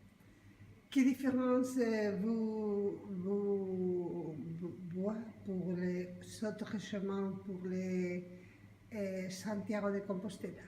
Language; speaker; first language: French; non-native, learner; Spanish